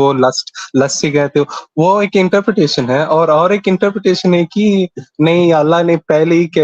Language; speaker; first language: Hindi; non-native, local second language; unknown